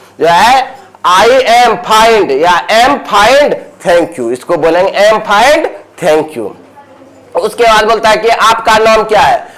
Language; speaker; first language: Hindi; native; Hindi